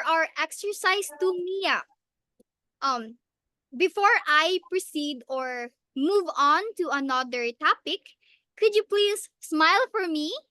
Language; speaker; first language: English; non-native, local second language; Filipino